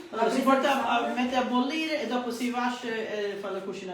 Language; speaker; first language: Italian; early bilingual, heritage; Italian